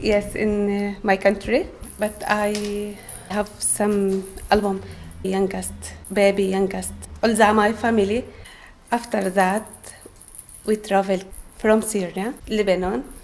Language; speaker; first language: English; non-native, learner; Arabic